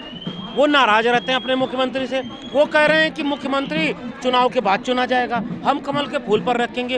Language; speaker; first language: Hindi; native; Hindi